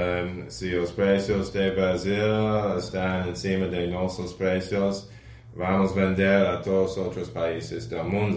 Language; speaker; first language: Portuguese; non-native, fluent; English